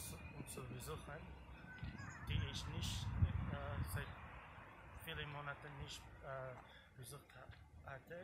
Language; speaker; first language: German; non-native, fluent; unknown